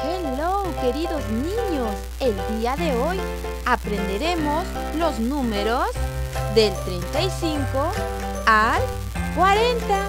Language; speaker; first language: Spanish; native; Spanish